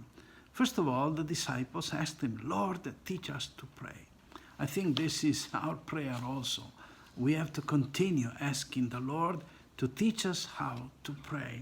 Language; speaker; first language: English; non-native, fluent; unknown